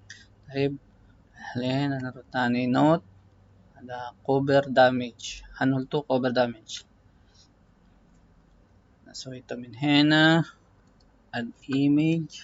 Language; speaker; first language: Arabic; non-native, learner; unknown